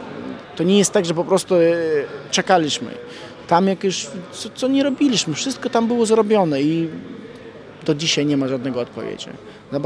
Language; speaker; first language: Polish; non-native, fluent; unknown